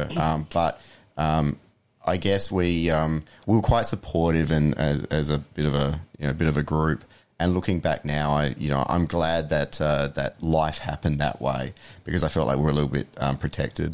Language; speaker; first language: English; native; English